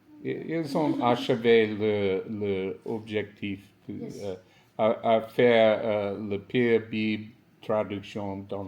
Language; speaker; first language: French; non-native, learner; English